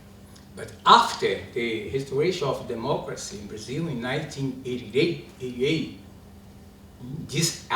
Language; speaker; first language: English; non-native, learner; Portuguese